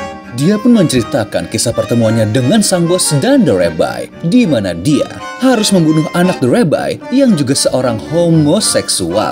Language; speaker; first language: Indonesian; native; Indonesian